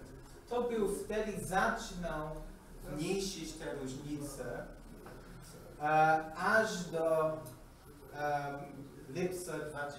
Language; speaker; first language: Polish; non-native, learner; English